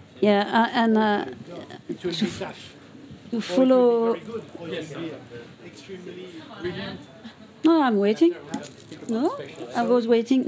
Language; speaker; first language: English; non-native, fluent; French